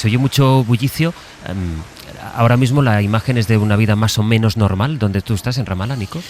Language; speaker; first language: Spanish; native; Spanish